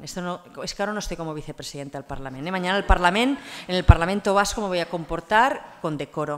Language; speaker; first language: Spanish; non-native, local second language; Catalan